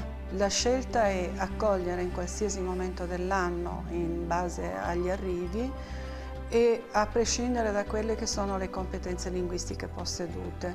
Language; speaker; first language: Italian; native; Italian